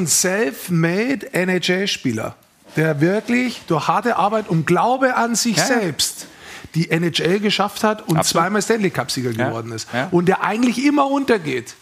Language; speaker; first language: German; native; German